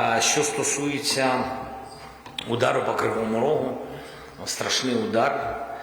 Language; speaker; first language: Ukrainian; non-native, local second language; Russian